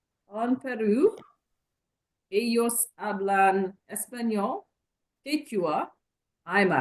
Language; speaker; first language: Spanish; non-native, learner; English